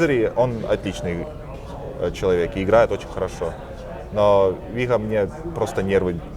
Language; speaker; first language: Russian; early bilingual, heritage; Russian